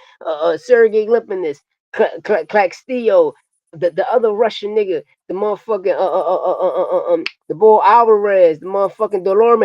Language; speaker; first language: English; native; English